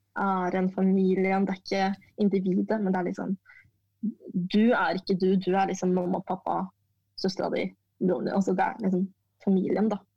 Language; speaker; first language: Norwegian; early bilingual, other home language; Chinese